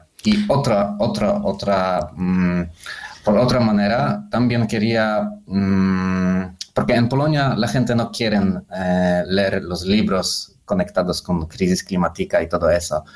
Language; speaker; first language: Spanish; non-native, learner; Polish